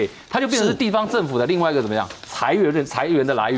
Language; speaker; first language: Chinese; native; Chinese